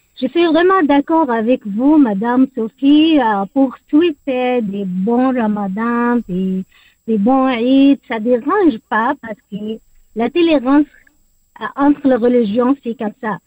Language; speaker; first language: French; non-native, learner; Arabic